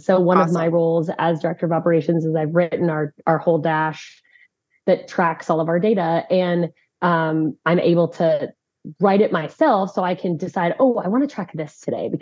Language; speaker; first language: English; native; English